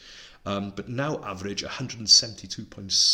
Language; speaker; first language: English; non-native, local second language; Welsh